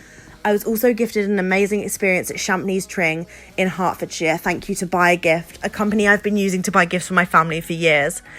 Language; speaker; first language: English; native; English